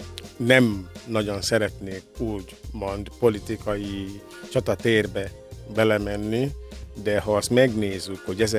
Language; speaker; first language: Hungarian; non-native, fluent; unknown